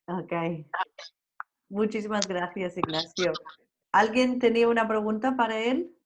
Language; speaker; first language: Spanish; non-native, fluent; English